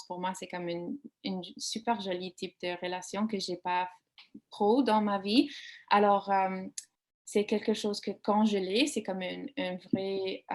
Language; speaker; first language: French; non-native, learner; English